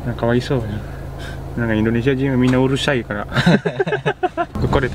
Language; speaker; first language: Japanese; non-native, learner; Sundanese